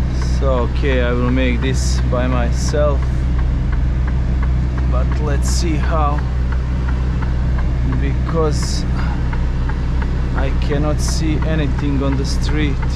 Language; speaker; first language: English; non-native, learner; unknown